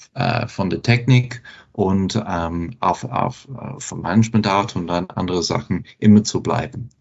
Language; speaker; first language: German; non-native, fluent; English